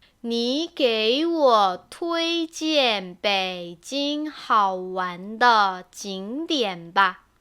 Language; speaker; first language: Chinese; non-native, fluent; Korean